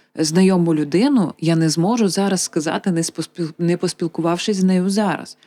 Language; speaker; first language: Ukrainian; native; Ukrainian